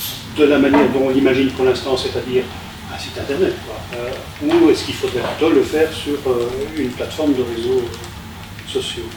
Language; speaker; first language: French; native; French